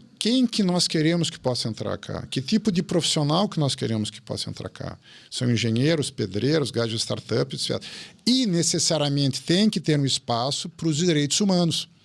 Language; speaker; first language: Portuguese; native; Portuguese